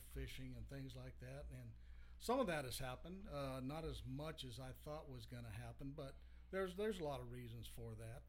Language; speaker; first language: English; native; English